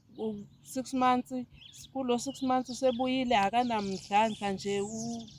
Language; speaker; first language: Zulu; non-native, local second language; Xhosa